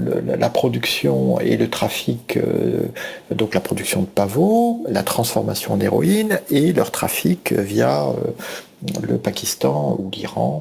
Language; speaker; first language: French; native; French